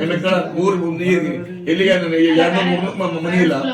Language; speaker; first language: Kannada; non-native, local second language; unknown